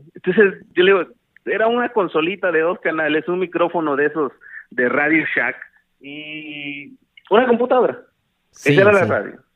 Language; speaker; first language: Spanish; native; Spanish